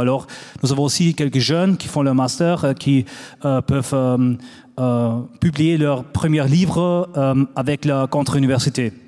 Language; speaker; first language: French; non-native, fluent; German